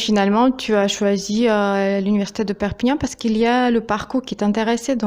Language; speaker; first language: French; non-native, fluent; Russian